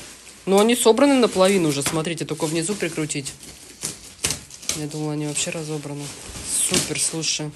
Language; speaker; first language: Russian; native; Russian